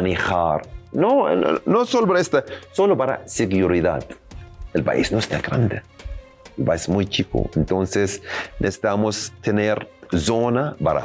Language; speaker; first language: Spanish; non-native, learner; Arabic